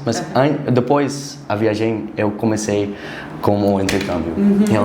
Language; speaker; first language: Portuguese; non-native, learner; Dutch